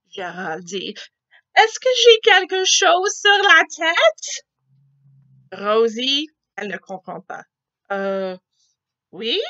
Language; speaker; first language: French; non-native, fluent; English